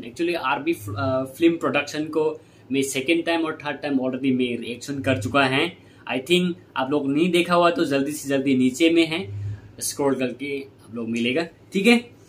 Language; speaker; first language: Hindi; non-native, local second language; Kok Borok